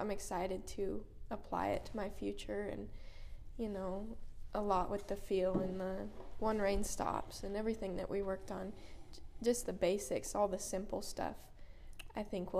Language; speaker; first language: English; native; English